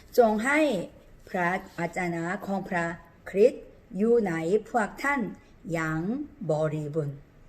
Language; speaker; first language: Thai; non-native, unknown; Korean